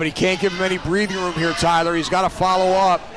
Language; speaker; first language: English; native; English